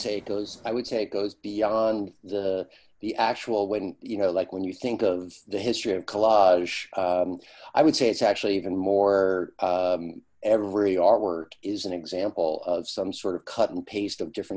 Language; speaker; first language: English; native; English